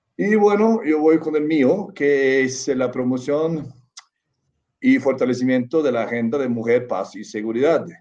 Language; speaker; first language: Spanish; non-native, fluent; Norwegian